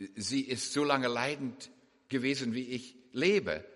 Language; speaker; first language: German; early bilingual, heritage; English